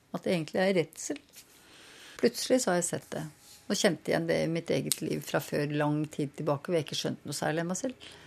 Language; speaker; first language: Norwegian; native; Norwegian